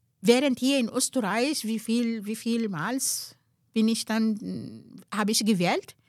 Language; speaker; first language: German; non-native, fluent; Arabic